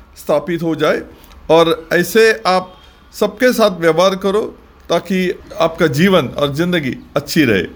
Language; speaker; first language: Hindi; non-native, local second language; Marathi